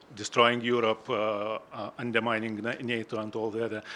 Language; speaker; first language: English; non-native, fluent; Lithuanian